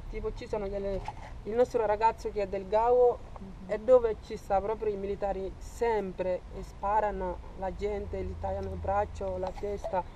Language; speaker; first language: Italian; non-native, fluent; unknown